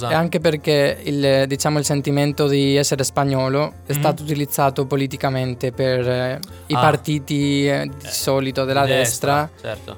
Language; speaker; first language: Italian; non-native, fluent; Spanish